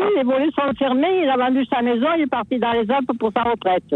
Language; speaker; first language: French; native; French